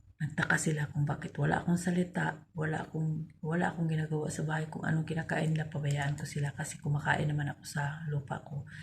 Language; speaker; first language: Filipino; non-native, local second language; Cebuano